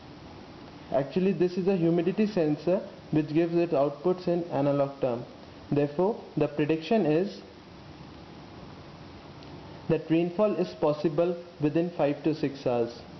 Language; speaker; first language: English; non-native, local second language; Bangla